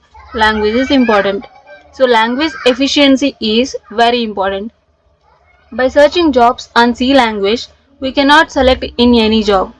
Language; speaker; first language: English; non-native, local second language; Telugu